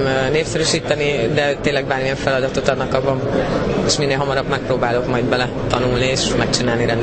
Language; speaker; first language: Hungarian; native; Hungarian